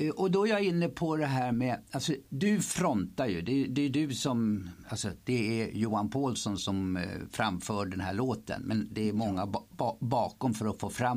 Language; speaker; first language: Swedish; native; Swedish